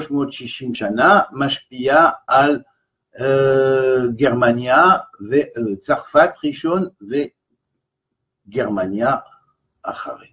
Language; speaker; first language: Hebrew; non-native, fluent; French